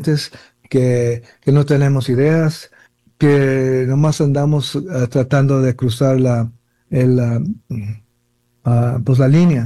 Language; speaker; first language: Spanish; early bilingual, heritage; Spanish